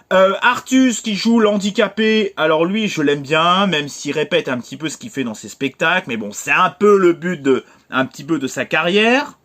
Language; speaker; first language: French; native; French